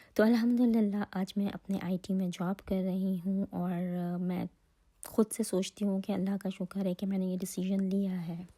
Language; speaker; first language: Urdu; native; Urdu